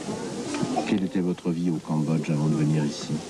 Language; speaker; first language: French; native; French